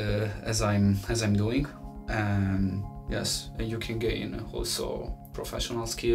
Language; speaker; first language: English; non-native, fluent; Italian